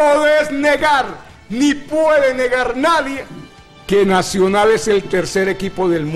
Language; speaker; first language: Spanish; native; Spanish